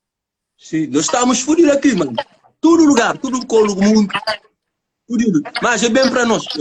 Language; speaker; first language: Portuguese; non-native, learner; Kabuverdianu